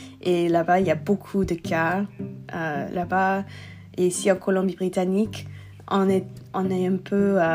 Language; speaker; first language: French; non-native, learner; English